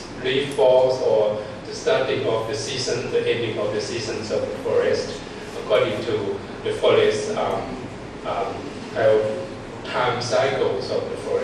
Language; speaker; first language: English; non-native, fluent; Thai